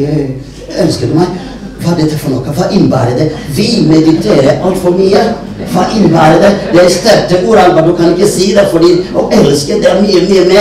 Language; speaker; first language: Norwegian; non-native, fluent; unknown